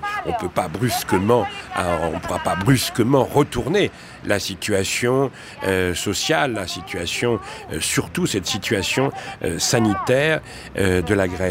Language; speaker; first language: French; native; French